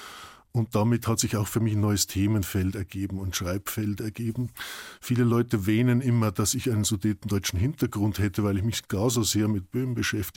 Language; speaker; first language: German; native; German